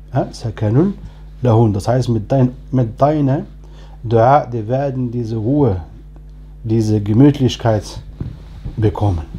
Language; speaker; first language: German; non-native, fluent; Arabic